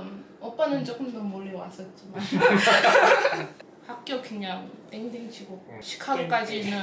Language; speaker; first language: Korean; non-native, fluent; English